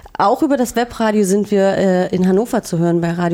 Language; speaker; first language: German; native; German